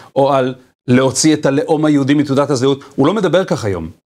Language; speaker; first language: Hebrew; native; Hebrew